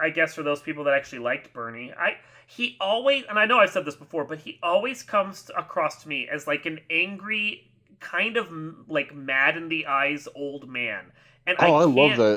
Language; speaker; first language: English; native; English